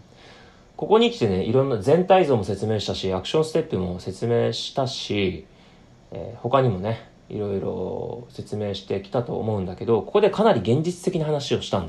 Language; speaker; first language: Japanese; native; Japanese